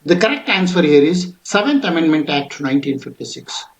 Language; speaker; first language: English; non-native, local second language; Kannada